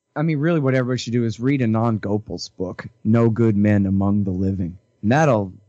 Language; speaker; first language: English; native; English